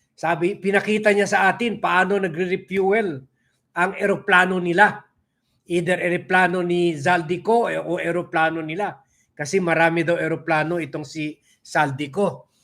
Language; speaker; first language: Filipino; non-native, local second language; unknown